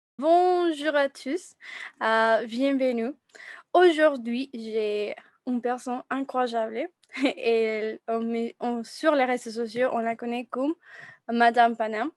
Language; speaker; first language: French; non-native, fluent; Spanish